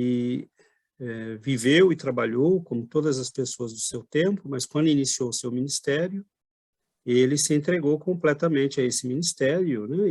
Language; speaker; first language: Portuguese; native; Portuguese